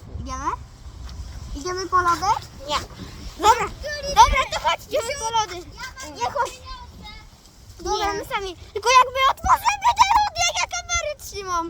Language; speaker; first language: Polish; native; Polish